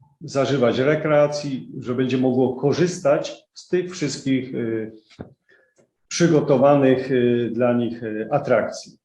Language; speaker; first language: Polish; native; Polish